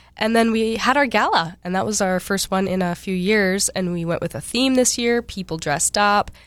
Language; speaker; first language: English; native; English